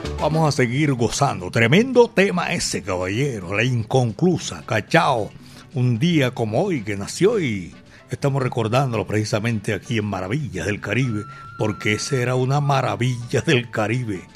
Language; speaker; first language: Spanish; native; Spanish